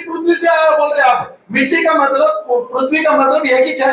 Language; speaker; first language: Hindi; non-native, local second language; Telugu